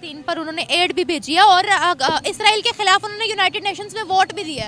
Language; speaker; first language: Hindi; native; Hindi